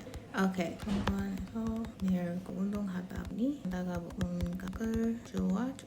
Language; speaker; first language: Korean; non-native, fluent; English